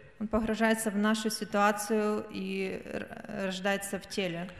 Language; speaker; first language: Polish; non-native, learner; Russian